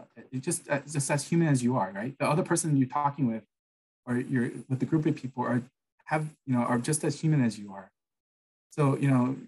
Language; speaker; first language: English; non-native, fluent; Korean